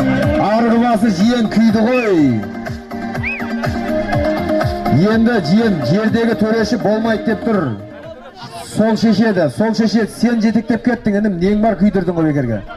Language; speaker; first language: Kazakh; native; Kazakh